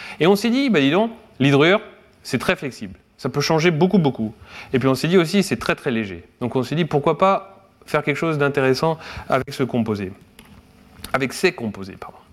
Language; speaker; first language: French; native; French